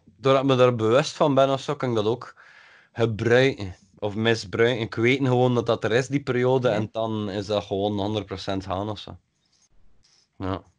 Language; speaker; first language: Dutch; native; Dutch